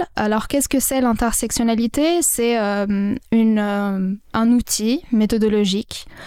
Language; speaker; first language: French; non-native, local second language; Arabic